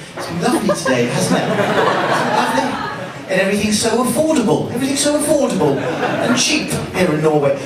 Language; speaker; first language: English; native; English